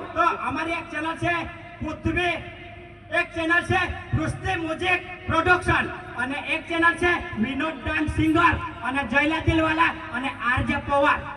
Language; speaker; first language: Gujarati; non-native, local second language; Kukna